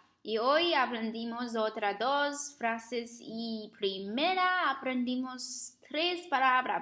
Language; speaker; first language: Spanish; non-native, learner; Chinese